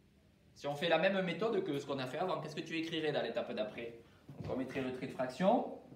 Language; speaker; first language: French; native; French